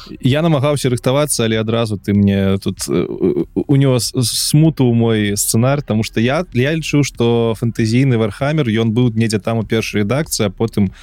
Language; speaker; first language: Belarusian; non-native, local second language; Russian